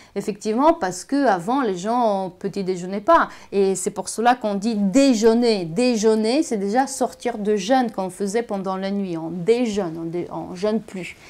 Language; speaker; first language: French; non-native, fluent; Bulgarian